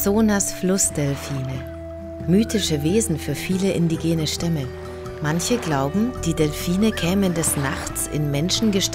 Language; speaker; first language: German; native; German